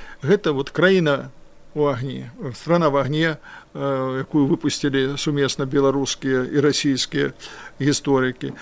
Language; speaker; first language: Belarusian; non-native, local second language; Russian